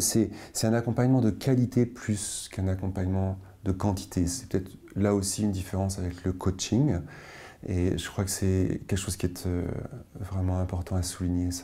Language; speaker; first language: French; native; French